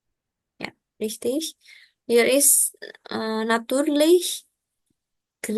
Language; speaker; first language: German; non-native, learner; Indonesian